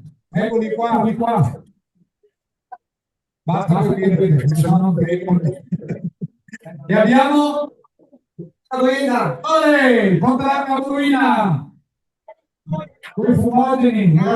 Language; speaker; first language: Italian; native; Italian